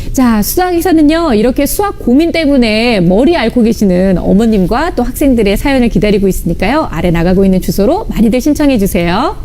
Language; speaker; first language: Korean; native; Korean